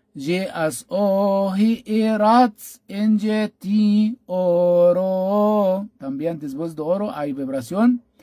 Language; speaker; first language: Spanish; non-native, fluent; Arabic